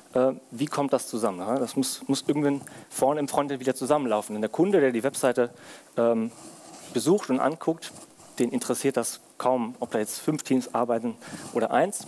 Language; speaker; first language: German; native; German